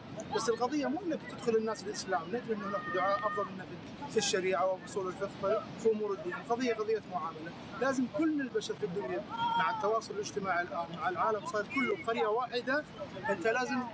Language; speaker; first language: Arabic; native; Arabic